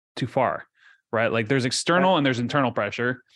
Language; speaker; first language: English; early bilingual, other home language; Spanish